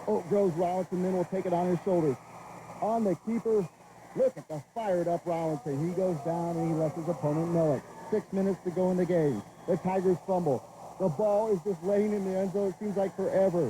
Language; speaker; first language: English; native; English